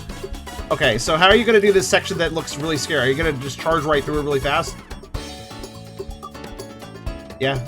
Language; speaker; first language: English; native; English